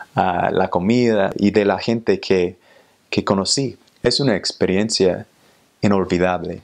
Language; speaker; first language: Spanish; non-native, fluent; English